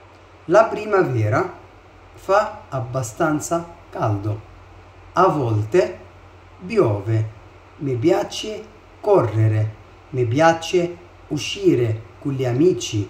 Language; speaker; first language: Italian; non-native, fluent; Arabic